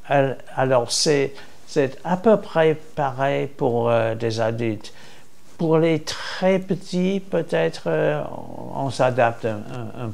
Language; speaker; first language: French; non-native, fluent; English